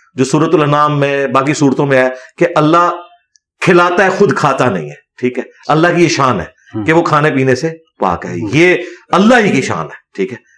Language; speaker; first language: Urdu; native; Urdu